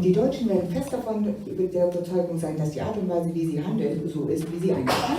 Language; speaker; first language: German; native; German